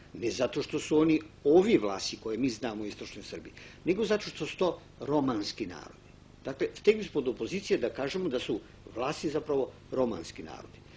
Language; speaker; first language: Bosnian; non-native, local second language; Romanian